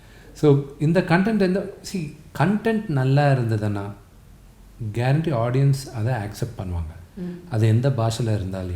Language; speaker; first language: Tamil; non-native, local second language; Telugu